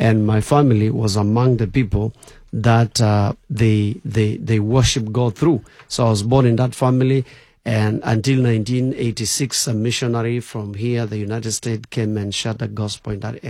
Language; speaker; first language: English; non-native, local second language; Masai